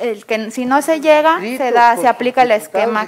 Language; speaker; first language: Spanish; native; Spanish